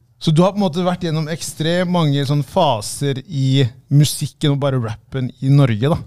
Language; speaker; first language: Norwegian; native; Norwegian